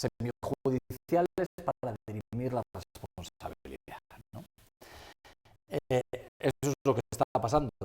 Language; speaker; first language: Spanish; native; Spanish